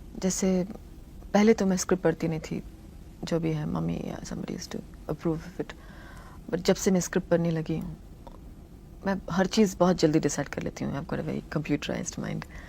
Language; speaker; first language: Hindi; non-native, local second language; Tamil